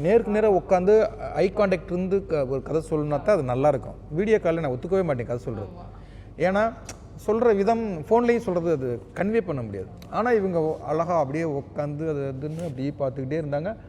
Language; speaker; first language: Tamil; native; Tamil